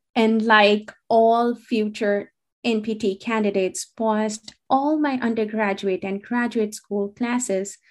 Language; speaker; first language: English; non-native, local second language; Hindi